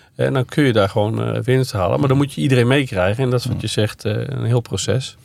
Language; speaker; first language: Dutch; native; Dutch